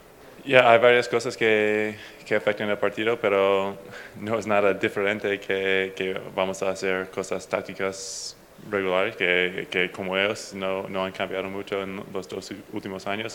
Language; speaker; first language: Spanish; non-native, fluent; English